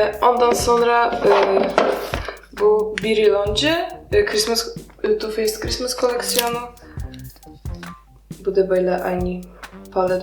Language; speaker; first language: Turkish; non-native, learner; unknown